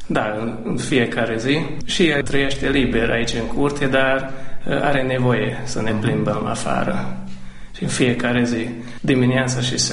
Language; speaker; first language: Romanian; non-native, local second language; Hungarian